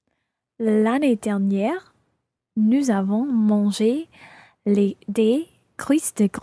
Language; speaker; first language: French; non-native, learner; English